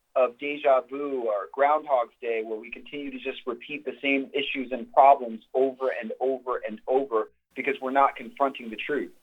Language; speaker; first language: English; native; English